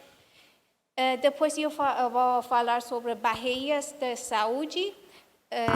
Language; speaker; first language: Portuguese; non-native, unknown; Persian